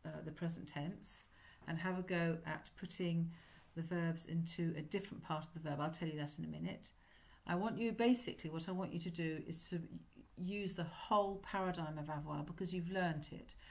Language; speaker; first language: English; native; English